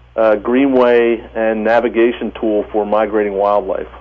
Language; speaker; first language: English; native; English